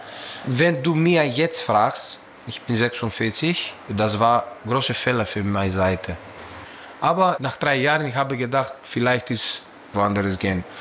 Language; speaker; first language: German; non-native, learner; Greek